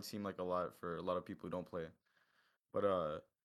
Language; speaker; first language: English; native; English